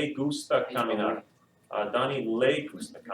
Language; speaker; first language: Spanish; non-native, fluent; English